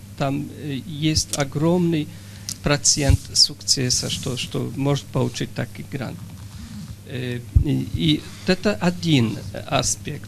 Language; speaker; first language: Russian; non-native, fluent; Polish